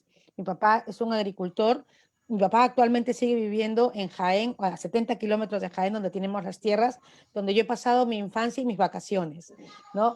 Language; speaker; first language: Spanish; native; Spanish